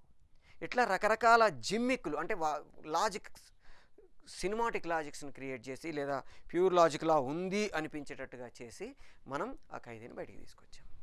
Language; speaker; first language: Telugu; native; Telugu